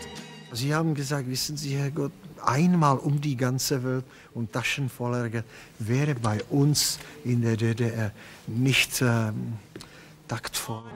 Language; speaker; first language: German; non-native, fluent; Czech